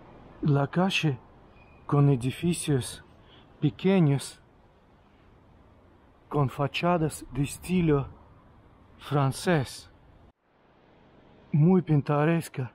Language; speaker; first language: Spanish; non-native, fluent; Russian